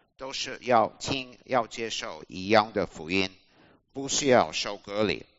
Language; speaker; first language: Chinese; non-native, fluent; English